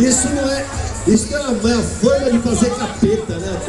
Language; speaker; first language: Portuguese; native; Portuguese